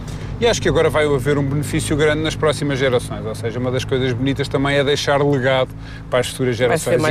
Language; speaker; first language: Portuguese; native; Portuguese